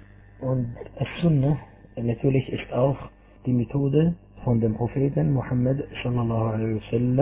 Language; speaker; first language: German; non-native, fluent; Arabic